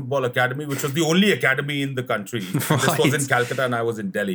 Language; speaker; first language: English; non-native, local second language; Hindi